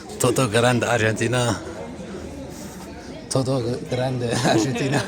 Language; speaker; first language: Spanish; non-native, learner; Turkish